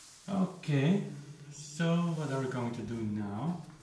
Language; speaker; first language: English; non-native, fluent; Dutch